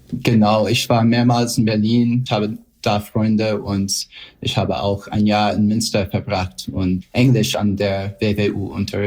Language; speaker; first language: German; non-native, fluent; English